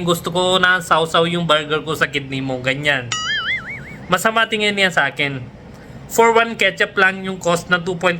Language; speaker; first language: Filipino; non-native, learner; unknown